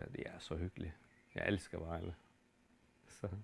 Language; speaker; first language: Danish; non-native, fluent; Turkish